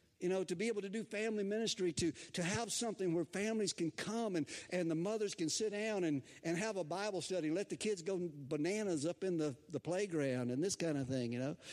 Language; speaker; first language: English; native; English